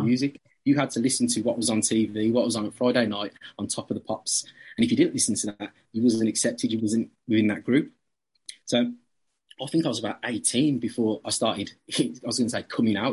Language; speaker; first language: English; native; English